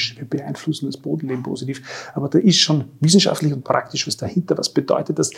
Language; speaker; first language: German; native; German